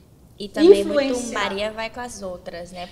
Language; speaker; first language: Portuguese; early bilingual, heritage; Portuguese